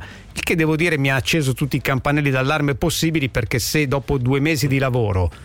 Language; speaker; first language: Italian; native; Italian